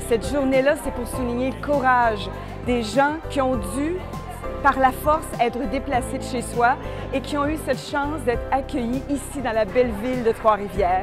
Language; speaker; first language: French; native; French